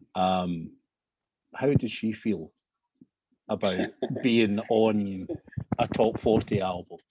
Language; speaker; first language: English; native; English